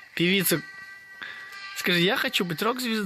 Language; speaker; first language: Russian; native; Russian